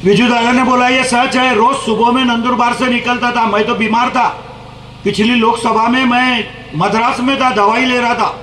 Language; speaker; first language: Hindi; non-native, local second language; Marathi